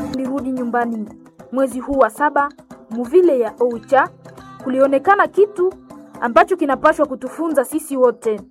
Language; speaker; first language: Swahili; non-native, local second language; Nande